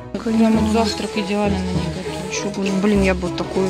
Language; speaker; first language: Russian; native; Russian